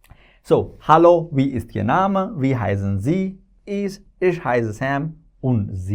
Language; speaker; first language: German; non-native, fluent; Hindi